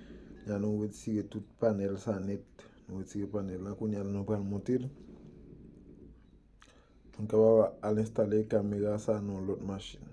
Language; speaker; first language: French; non-native, local second language; Haitian Creole